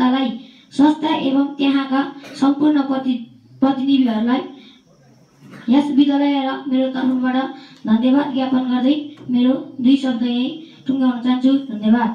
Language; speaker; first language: Nepali; native; Nepali